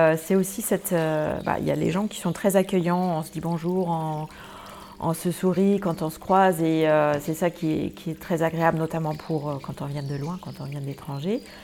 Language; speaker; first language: French; non-native, fluent; German